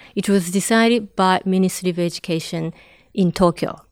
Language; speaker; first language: English; non-native, fluent; Japanese